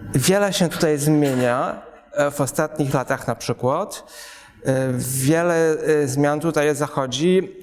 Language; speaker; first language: Polish; native; Polish